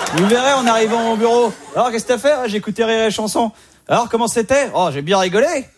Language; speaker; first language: French; native; French